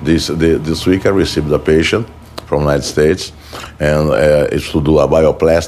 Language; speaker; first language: English; non-native, fluent; Portuguese